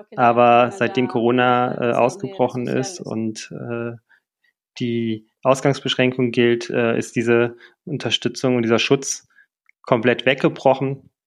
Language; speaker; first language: German; native; German